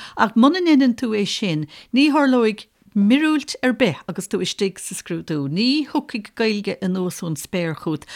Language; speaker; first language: Irish; native; Irish